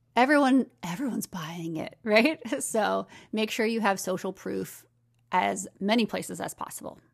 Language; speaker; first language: English; native; English